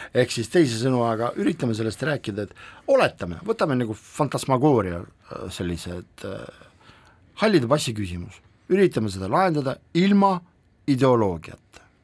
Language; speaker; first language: Estonian; non-native, local second language; Russian